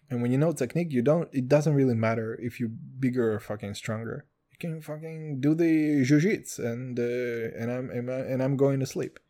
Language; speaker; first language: English; non-native, fluent; Kazakh